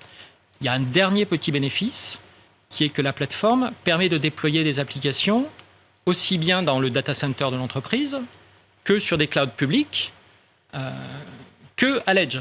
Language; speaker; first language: French; native; French